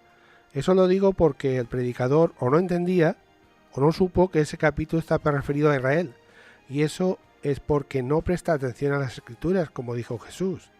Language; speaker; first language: Spanish; native; Spanish